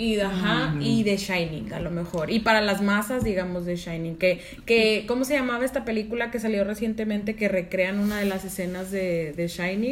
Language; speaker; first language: Spanish; native; Spanish